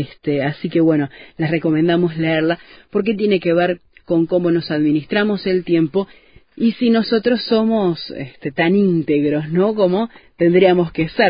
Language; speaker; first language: Spanish; native; Spanish